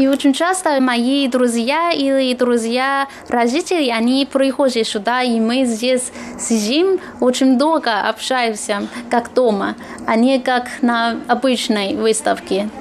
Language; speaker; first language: Russian; non-native, fluent; Chinese